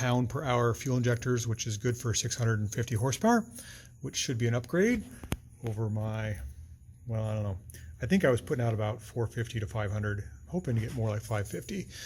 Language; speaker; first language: English; native; English